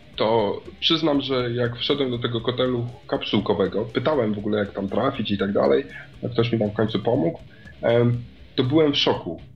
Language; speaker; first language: Polish; native; Polish